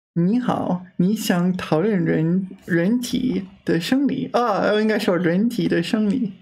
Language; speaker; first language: Chinese; non-native, learner; English